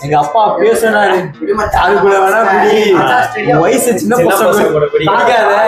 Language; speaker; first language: Tamil; native; Tamil